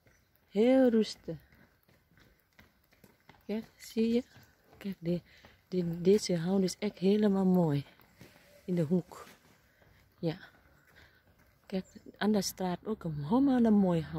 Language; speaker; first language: Dutch; non-native, learner; Thai